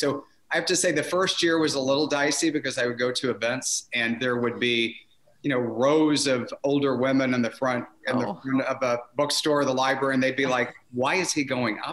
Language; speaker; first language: English; native; English